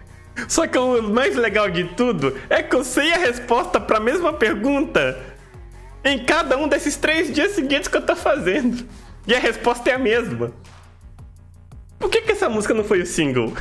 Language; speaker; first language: Portuguese; native; Portuguese